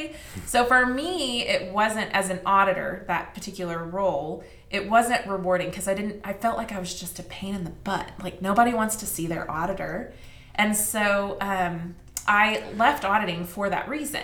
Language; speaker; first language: English; native; English